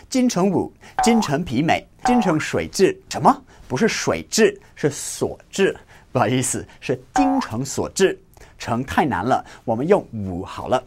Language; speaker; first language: Chinese; non-native, fluent; English